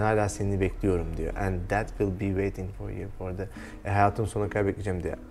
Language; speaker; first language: Turkish; native; Turkish